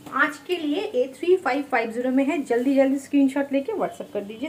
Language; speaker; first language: Hindi; non-native, fluent; Bangla